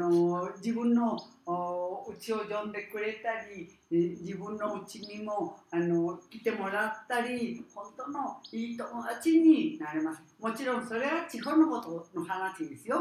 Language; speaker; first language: Japanese; non-native, learner; Spanish